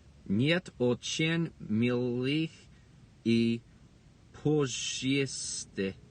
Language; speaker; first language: Russian; non-native, learner; English